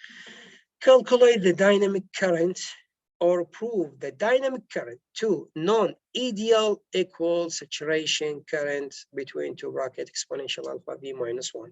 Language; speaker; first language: English; non-native, local second language; Arabic